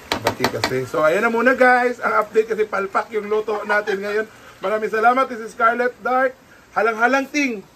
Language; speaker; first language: Filipino; non-native, local second language; Cebuano